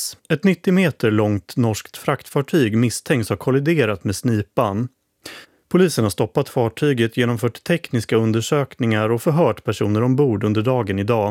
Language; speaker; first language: Swedish; native; Swedish